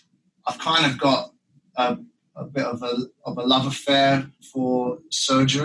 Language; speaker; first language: English; native; English